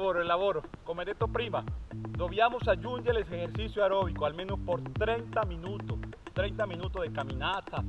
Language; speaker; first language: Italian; non-native, learner; Spanish